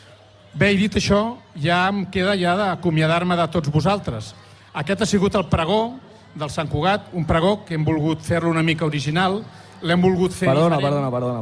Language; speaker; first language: Catalan; native; Catalan